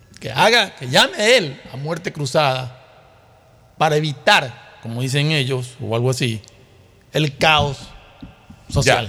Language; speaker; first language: Spanish; native; Spanish